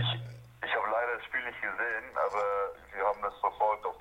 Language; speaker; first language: German; non-native, fluent; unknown